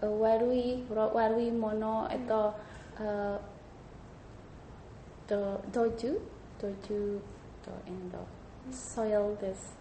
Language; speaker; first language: Japanese; non-native, learner; Indonesian